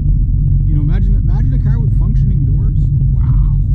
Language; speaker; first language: English; native; English